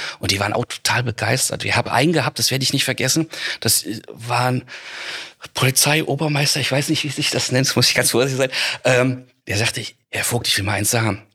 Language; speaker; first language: German; native; German